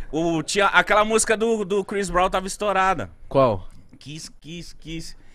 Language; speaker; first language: Portuguese; native; Portuguese